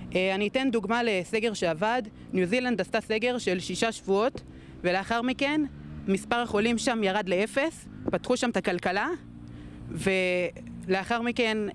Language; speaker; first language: Hebrew; native; Hebrew